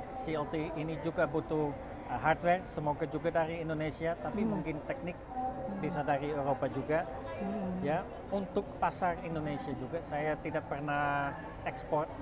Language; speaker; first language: Indonesian; non-native, fluent; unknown